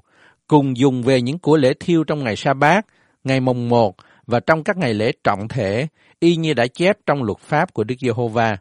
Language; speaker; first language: Vietnamese; native; Vietnamese